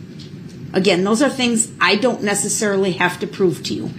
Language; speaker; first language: English; native; English